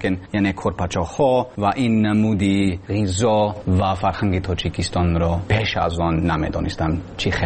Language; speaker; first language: Persian; non-native, learner; English